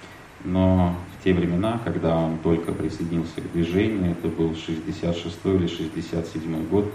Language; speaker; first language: Russian; native; Russian